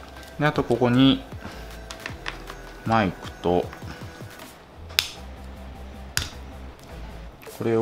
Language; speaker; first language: Japanese; native; Japanese